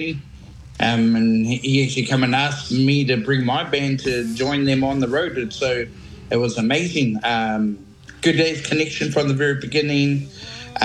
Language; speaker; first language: English; native; English